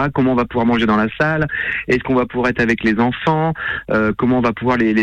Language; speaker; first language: French; native; French